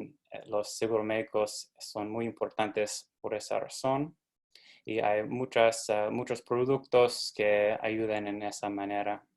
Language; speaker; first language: Spanish; non-native, fluent; English